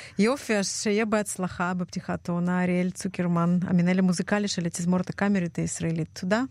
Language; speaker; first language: Hebrew; non-native, fluent; Russian